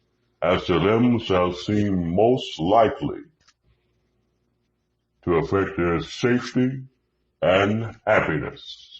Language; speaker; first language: English; native; English